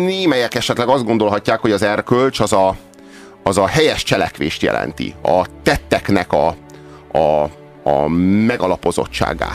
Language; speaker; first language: Hungarian; native; Hungarian